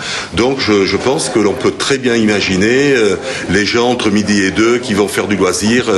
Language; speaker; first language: French; native; French